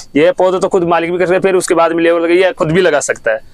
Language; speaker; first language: Hindi; native; Hindi